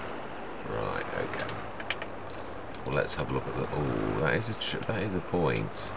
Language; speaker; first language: English; native; English